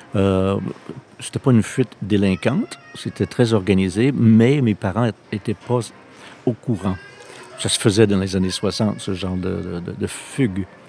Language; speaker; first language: French; non-native, local second language; English